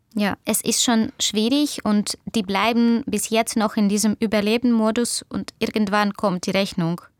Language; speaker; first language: German; non-native, fluent; Russian